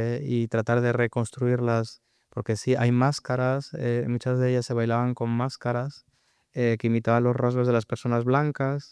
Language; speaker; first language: Spanish; native; Spanish